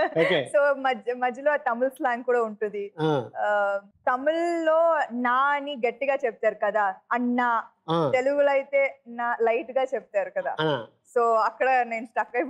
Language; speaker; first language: Telugu; non-native, local second language; Tamil